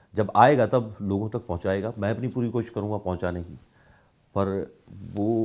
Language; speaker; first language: Hindi; native; Hindi